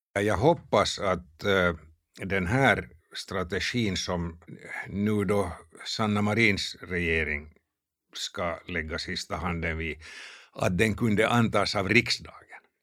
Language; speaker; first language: Swedish; native; Swedish